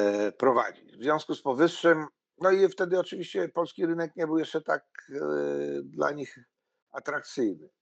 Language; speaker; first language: Polish; native; Polish